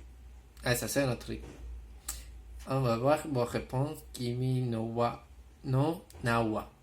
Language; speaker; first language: French; non-native, fluent; Spanish